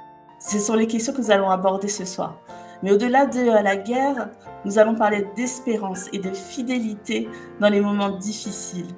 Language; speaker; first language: French; native; French